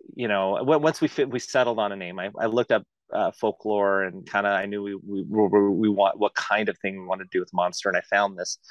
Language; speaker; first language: English; native; English